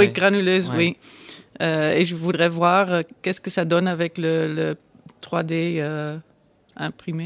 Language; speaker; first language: French; non-native, learner; Dutch